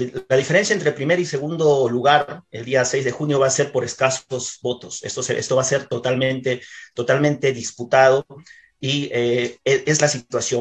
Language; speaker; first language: Spanish; native; Spanish